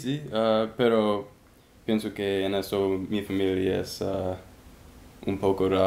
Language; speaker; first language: Spanish; non-native, learner; English